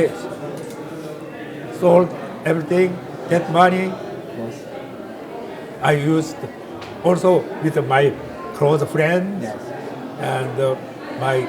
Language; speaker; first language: English; non-native, learner; Korean